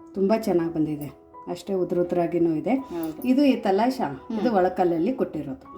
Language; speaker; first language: Kannada; non-native, local second language; Marathi